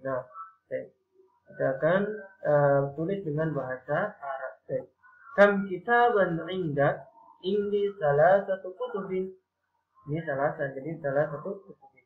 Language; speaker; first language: Arabic; non-native, fluent; Indonesian